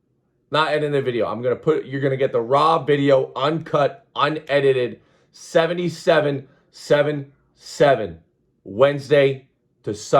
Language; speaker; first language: English; native; English